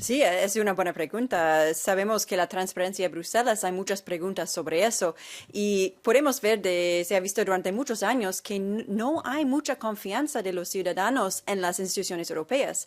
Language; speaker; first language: Spanish; non-native, fluent; English